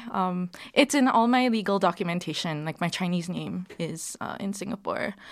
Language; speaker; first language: English; native; English